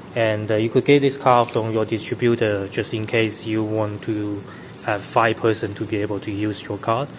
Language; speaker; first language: English; non-native, fluent; Chinese